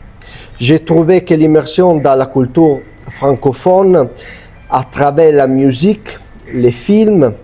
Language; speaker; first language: French; non-native, learner; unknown